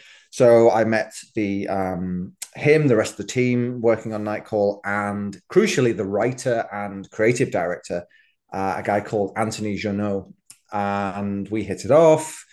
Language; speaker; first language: English; native; English